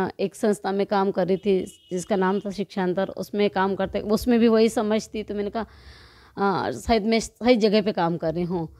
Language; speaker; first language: Hindi; native; Hindi